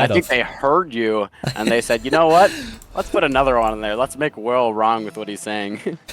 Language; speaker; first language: English; native; English